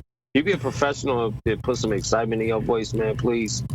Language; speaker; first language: English; native; English